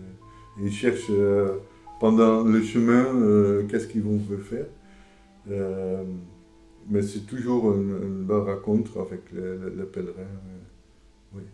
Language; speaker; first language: French; non-native, fluent; Dutch